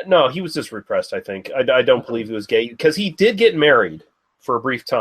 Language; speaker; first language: English; native; English